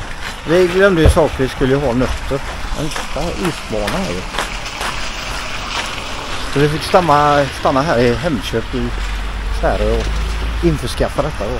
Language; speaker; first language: Swedish; native; Swedish